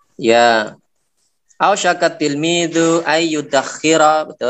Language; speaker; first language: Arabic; non-native, fluent; Indonesian